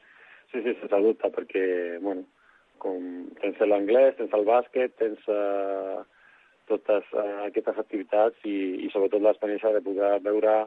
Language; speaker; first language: Catalan; non-native, local second language; Spanish